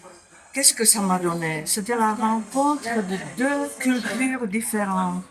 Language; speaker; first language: French; non-native, fluent; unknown